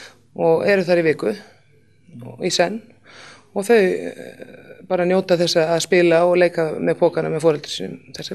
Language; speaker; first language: Icelandic; native; Icelandic